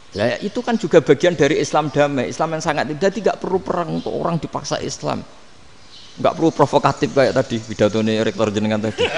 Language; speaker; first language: Indonesian; non-native, local second language; Javanese